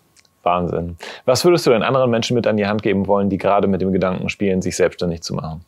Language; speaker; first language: German; native; German